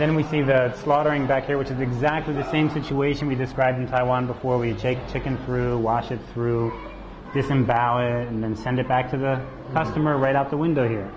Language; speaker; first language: English; native; English